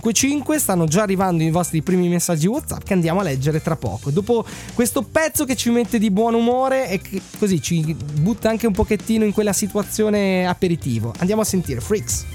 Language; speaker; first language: Italian; native; Italian